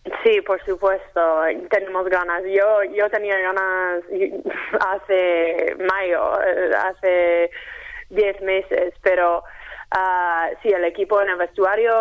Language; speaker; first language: Spanish; non-native, fluent; English